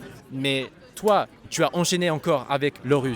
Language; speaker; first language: French; non-native, fluent; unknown